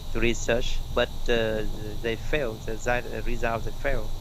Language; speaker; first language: English; non-native, learner; Vietnamese